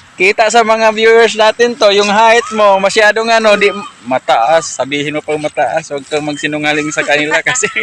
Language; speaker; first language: Filipino; non-native, local second language; Cebuano